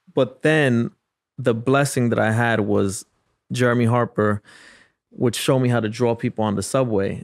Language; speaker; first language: English; native; English